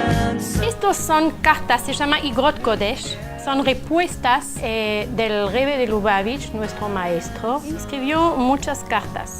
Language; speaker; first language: Spanish; non-native, fluent; French